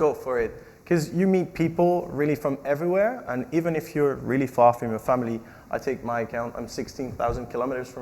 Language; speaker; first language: English; non-native, fluent; French